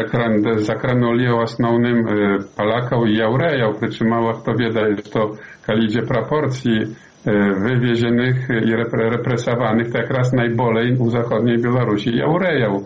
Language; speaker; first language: Polish; non-native, learner; Belarusian